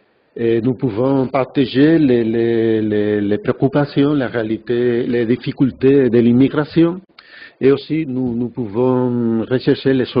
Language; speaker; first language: French; non-native, fluent; Spanish